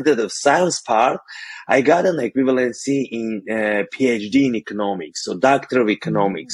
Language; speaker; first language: English; non-native, fluent; Armenian